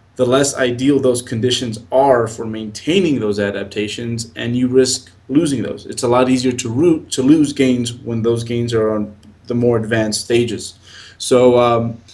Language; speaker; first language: English; native; English